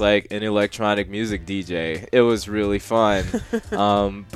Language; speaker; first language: English; native; English